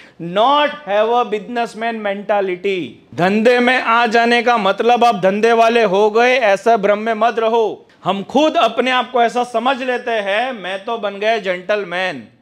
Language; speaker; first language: Hindi; non-native, local second language; Gujarati